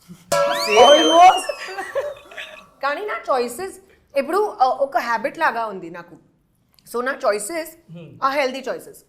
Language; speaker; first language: Telugu; non-native, local second language; Hindi